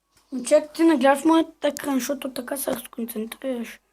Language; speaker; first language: Bulgarian; native; Bulgarian